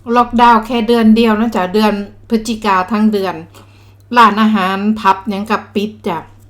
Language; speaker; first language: Thai; native; Thai